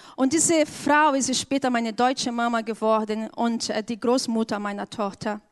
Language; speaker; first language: German; non-native, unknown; Portuguese